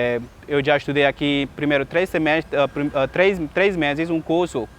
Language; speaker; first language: Portuguese; non-native, learner; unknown